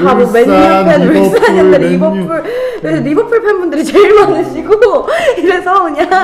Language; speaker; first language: Korean; native; Korean